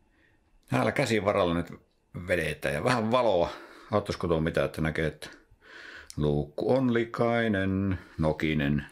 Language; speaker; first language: Finnish; native; Finnish